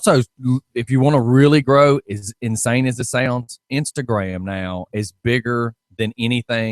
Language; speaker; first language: English; native; English